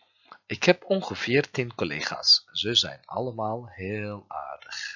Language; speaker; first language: Dutch; non-native, learner; Turkish